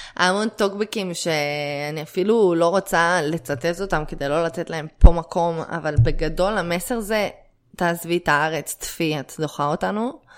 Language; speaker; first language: Hebrew; early bilingual, other home language; Russian